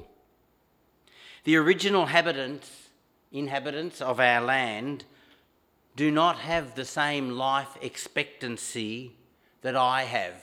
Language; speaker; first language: English; native; English